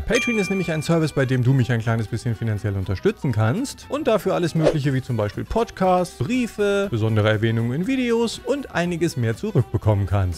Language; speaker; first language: German; native; German